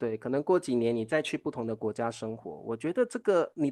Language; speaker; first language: Chinese; native; Chinese